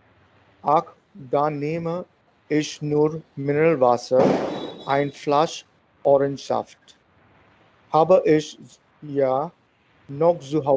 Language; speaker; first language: German; non-native, learner; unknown